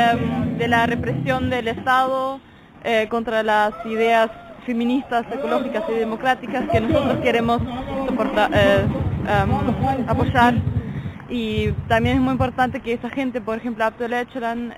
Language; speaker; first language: Spanish; non-native, fluent; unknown